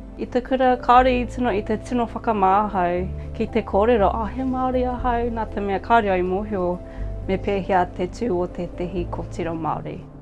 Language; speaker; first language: Māori; non-native, local second language; English